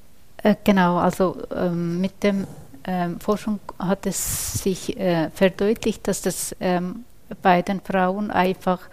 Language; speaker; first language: German; non-native, fluent; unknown